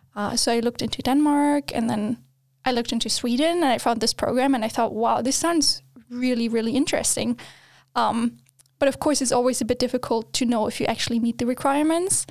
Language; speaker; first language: English; non-native, fluent; German